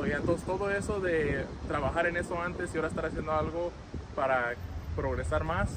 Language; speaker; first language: Spanish; early bilingual, heritage; Spanish